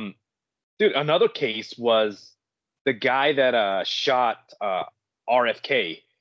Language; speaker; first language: English; native; English